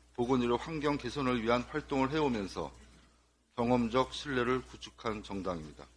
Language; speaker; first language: Korean; native; Korean